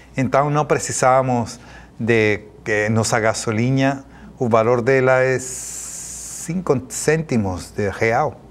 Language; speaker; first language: Portuguese; non-native, fluent; Spanish